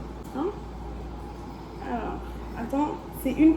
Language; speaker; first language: French; native; French